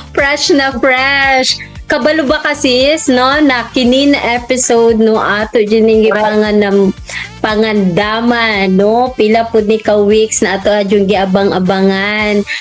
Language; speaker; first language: Cebuano; native; Cebuano